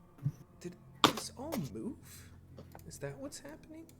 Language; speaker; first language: English; native; English